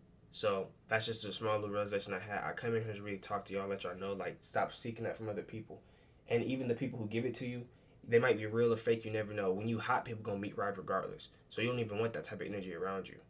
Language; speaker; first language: English; native; English